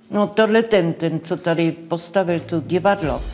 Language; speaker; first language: Czech; non-native, local second language; English